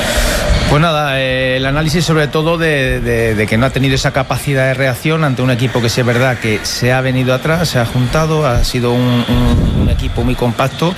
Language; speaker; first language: Spanish; native; Spanish